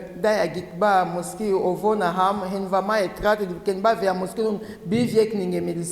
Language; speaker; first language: Danish; non-native, learner; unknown